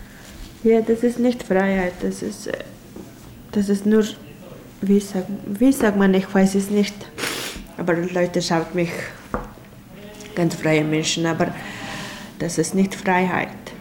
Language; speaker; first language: German; non-native, learner; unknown